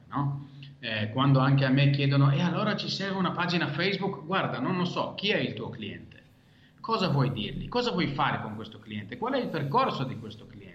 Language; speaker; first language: Italian; non-native, fluent; Hebrew